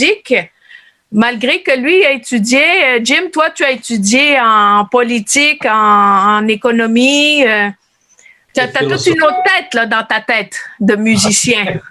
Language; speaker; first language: French; native; French